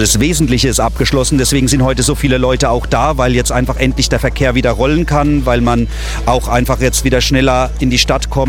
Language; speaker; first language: German; native; German